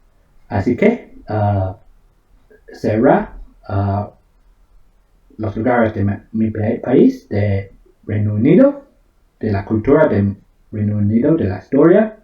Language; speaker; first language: Spanish; non-native, fluent; English